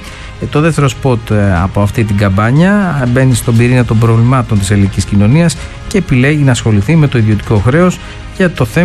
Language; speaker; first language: Greek; native; Greek